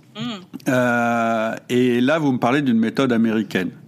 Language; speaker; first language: French; non-native, fluent; German